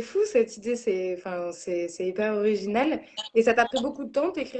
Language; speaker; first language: French; native; French